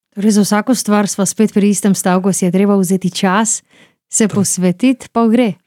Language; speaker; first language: Slovenian; native; Slovenian